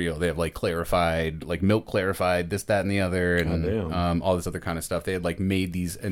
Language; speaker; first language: English; native; English